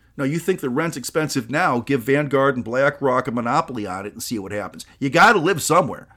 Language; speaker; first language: English; native; English